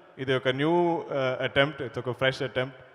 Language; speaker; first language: Telugu; non-native, learner; Malayalam